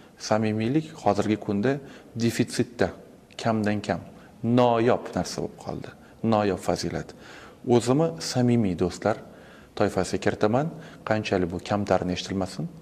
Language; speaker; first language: Uzbek; non-native, local second language; Russian